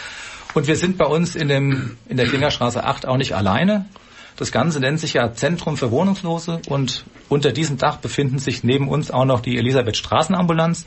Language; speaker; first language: German; native; German